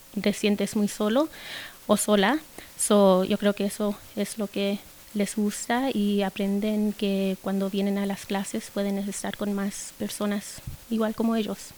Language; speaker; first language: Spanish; early bilingual, heritage; Spanish